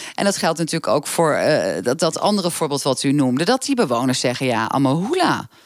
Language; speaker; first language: Dutch; native; Dutch